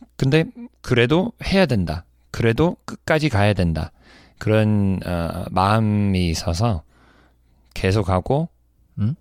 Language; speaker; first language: Korean; non-native, fluent; English